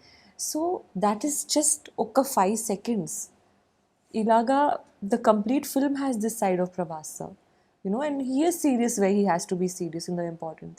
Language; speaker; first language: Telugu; non-native, fluent; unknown